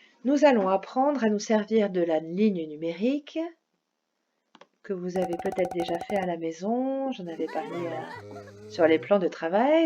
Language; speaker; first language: French; native; French